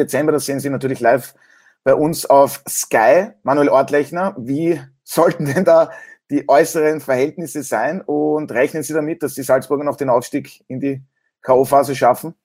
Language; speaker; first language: German; native; German